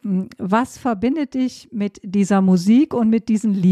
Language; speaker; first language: German; native; German